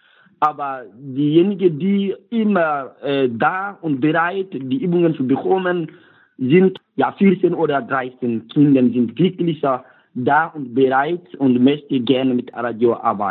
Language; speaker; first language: German; non-native, learner; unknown